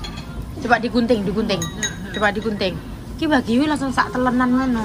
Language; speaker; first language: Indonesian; non-native, local second language; Javanese